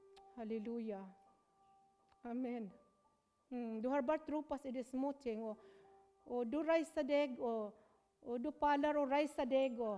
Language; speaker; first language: Norwegian; non-native, fluent; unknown